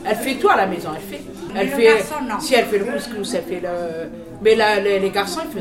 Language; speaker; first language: French; non-native, learner; Arabic